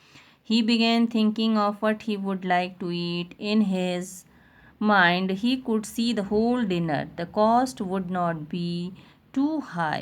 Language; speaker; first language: English; non-native, local second language; Hindi